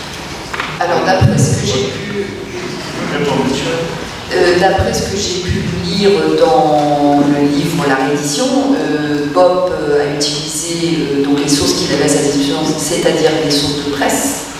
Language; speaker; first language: French; native; French